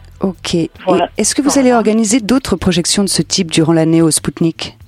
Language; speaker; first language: French; native; French